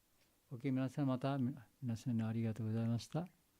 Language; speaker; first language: Japanese; non-native, learner; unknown